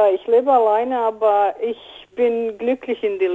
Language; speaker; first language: German; non-native, learner; Bosnian